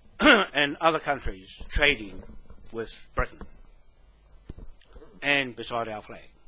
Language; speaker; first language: English; native; English